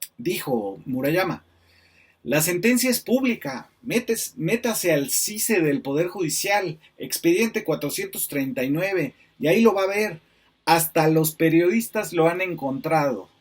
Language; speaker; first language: Spanish; native; Spanish